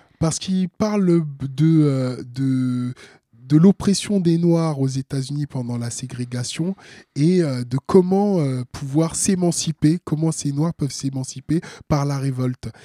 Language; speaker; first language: French; early bilingual, other home language; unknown